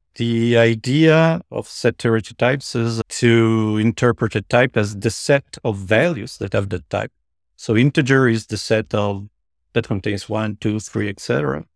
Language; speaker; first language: English; non-native, fluent; Italian